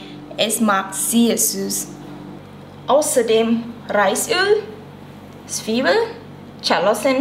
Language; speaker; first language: German; non-native, learner; Thai